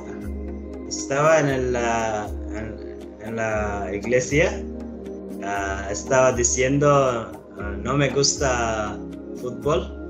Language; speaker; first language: Spanish; non-native, learner; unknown